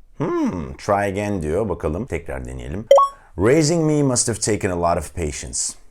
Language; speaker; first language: Turkish; native; Turkish